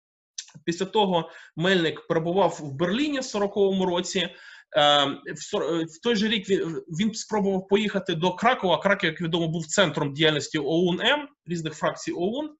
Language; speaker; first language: Ukrainian; native; Ukrainian